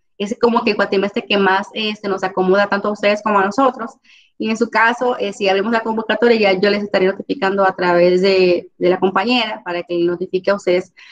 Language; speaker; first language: Spanish; native; Spanish